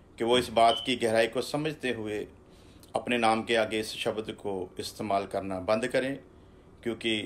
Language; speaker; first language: Hindi; non-native, local second language; Punjabi